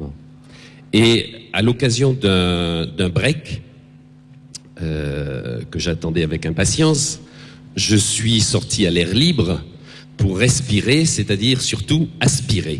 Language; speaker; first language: French; native; French